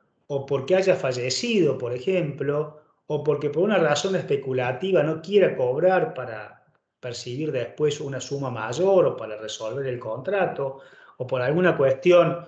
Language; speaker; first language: Spanish; native; Spanish